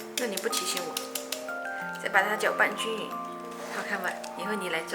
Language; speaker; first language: Chinese; native; Chinese